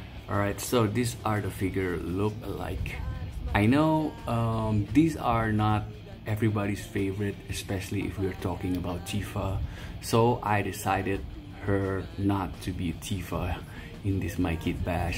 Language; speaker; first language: English; non-native, fluent; Indonesian